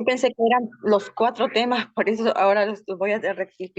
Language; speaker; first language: Spanish; native; Spanish